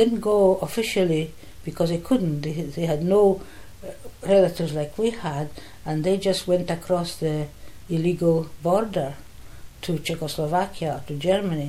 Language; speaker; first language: English; non-native, fluent; Polish